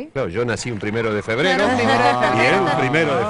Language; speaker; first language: Spanish; native; Spanish